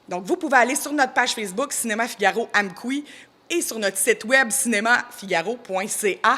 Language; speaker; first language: French; native; French